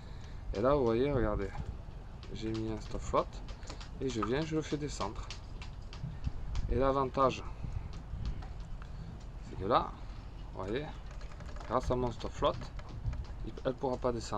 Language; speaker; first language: French; native; French